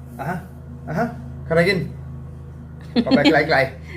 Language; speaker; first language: Thai; non-native, learner; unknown